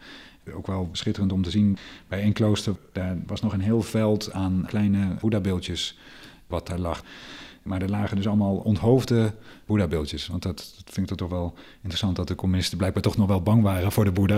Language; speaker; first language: Dutch; native; Dutch